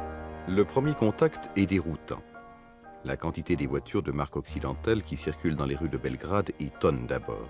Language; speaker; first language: French; native; French